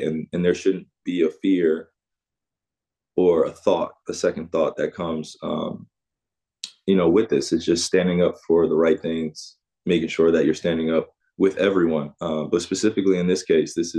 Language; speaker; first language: English; native; English